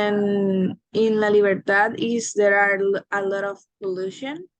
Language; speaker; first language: English; non-native, learner; Spanish